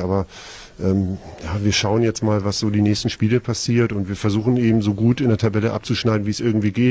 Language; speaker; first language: German; native; German